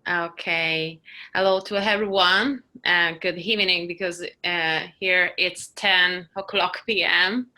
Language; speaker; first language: English; non-native, learner; Italian